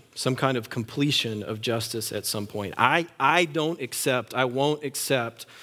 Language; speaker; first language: English; native; English